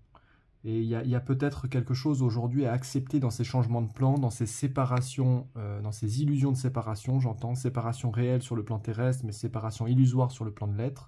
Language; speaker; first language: French; native; French